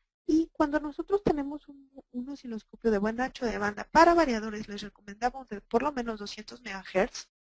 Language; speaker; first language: Spanish; native; Spanish